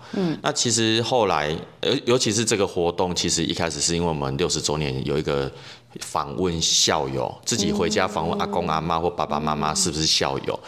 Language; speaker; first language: Chinese; native; Chinese